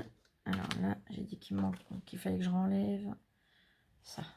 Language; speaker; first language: French; native; French